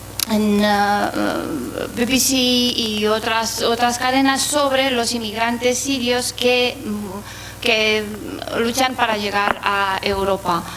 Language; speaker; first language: Spanish; non-native, fluent; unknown